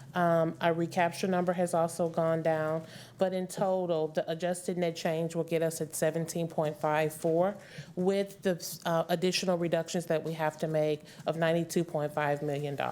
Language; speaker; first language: English; native; English